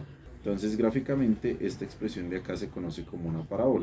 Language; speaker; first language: Spanish; native; Spanish